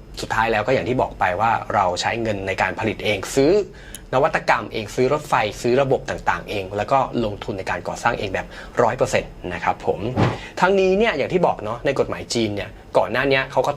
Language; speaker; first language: Thai; native; Thai